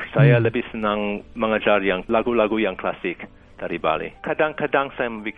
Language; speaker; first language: Indonesian; non-native, fluent; English